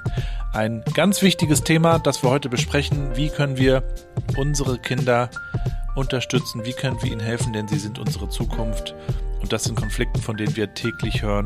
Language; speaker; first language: German; native; German